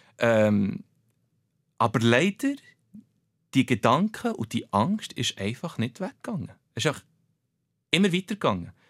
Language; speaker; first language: German; early bilingual, other home language; Portuguese